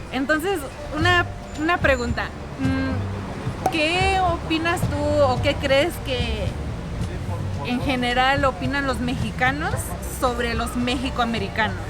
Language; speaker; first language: Spanish; early bilingual, heritage; Spanish